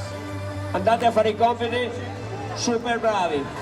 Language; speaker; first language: Italian; native; Italian